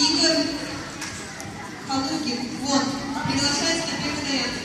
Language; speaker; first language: Russian; native; Russian